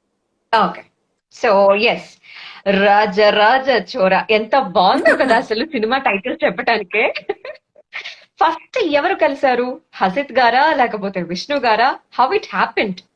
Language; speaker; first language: Telugu; native; Telugu